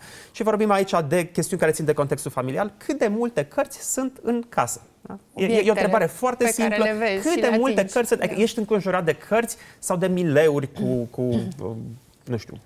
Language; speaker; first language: Romanian; native; Romanian